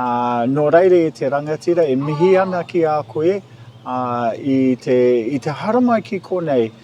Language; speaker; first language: Māori; non-native, local second language; English